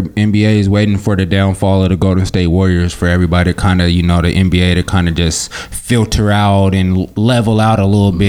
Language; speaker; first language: English; native; English